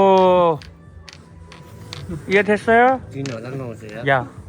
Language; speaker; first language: Korean; non-native, learner; Nepali